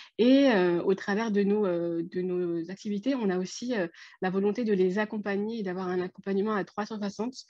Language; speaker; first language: French; native; French